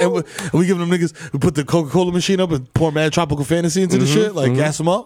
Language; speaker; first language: English; early bilingual, other home language; Spanish